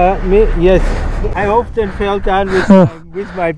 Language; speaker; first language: English; non-native, fluent; German